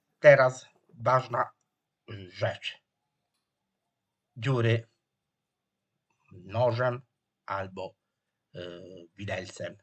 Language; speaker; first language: Polish; non-native, fluent; Italian